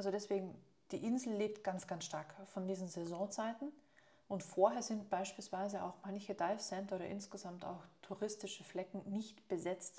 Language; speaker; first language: German; native; German